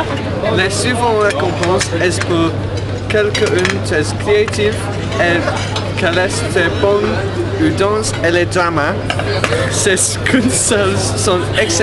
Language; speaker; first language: French; non-native, learner; English